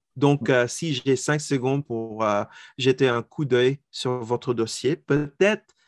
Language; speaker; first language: French; non-native, fluent; Filipino